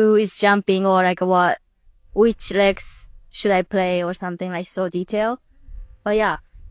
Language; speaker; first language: English; non-native, learner; Japanese